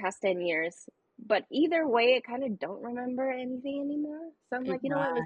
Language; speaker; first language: English; non-native, local second language; Filipino